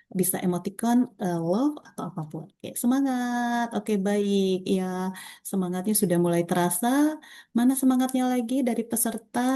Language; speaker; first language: Indonesian; native; Indonesian